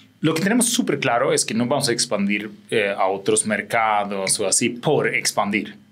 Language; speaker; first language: Spanish; non-native, fluent; Swedish